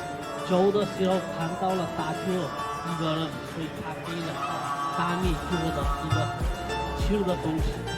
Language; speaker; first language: Chinese; non-native, learner; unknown